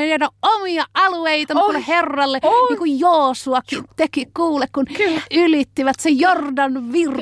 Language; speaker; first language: Finnish; native; Finnish